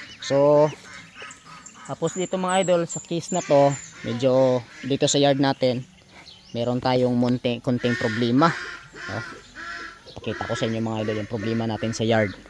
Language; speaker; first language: Filipino; non-native, local second language; Cebuano